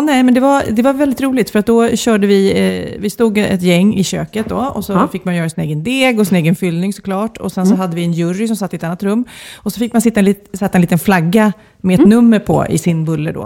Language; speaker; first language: Swedish; native; Swedish